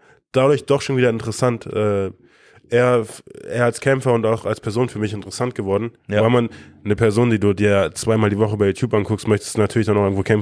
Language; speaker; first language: German; native; German